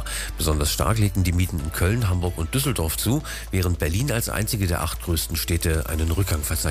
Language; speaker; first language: German; native; German